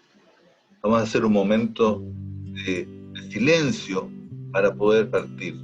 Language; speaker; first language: Spanish; native; Spanish